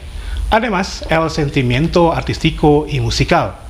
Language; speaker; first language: Spanish; non-native, fluent; Indonesian